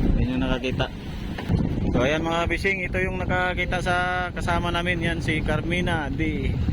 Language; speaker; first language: Filipino; non-native, local second language; Cebuano